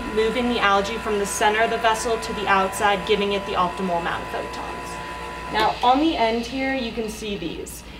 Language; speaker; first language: English; native; English